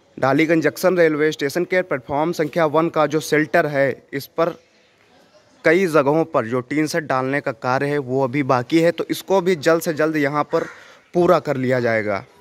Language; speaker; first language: Hindi; native; Hindi